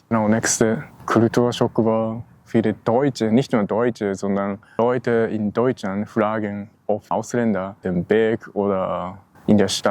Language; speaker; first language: German; non-native, learner; Japanese